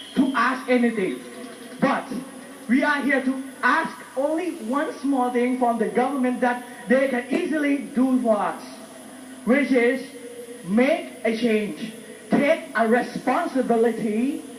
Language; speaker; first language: English; non-native, fluent; Thai